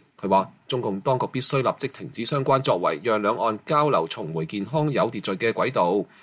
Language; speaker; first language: Chinese; non-native, local second language; Cantonese